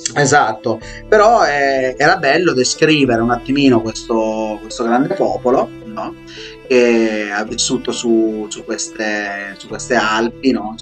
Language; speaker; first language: Italian; native; Italian